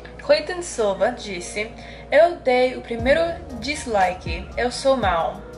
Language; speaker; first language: Portuguese; non-native, learner; English